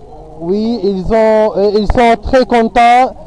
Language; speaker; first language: French; non-native, fluent; Arabic